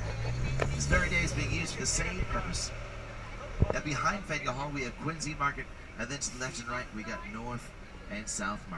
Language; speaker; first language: English; native; English